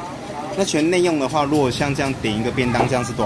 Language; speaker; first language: Chinese; native; Chinese